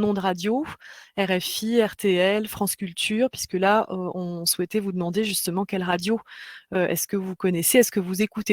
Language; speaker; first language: French; native; French